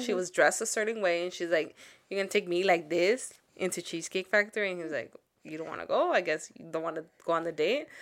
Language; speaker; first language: English; early bilingual, other home language; Spanish